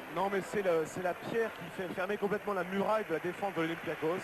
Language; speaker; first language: French; native; French